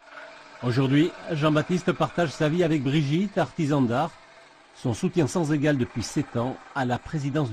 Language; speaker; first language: French; native; French